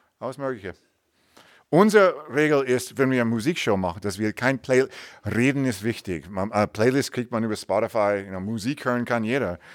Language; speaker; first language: German; non-native, learner; English